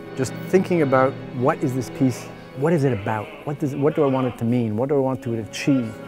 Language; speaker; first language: English; native; English